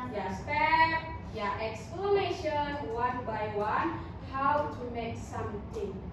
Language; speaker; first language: English; non-native, learner; Indonesian